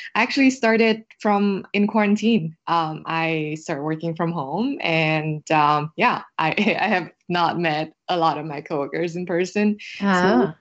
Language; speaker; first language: English; non-native, fluent; Vietnamese